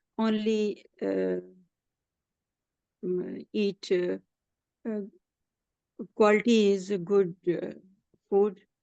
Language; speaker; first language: English; non-native, learner; Urdu